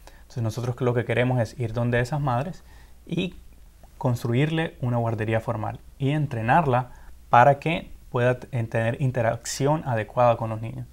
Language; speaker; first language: Spanish; native; Spanish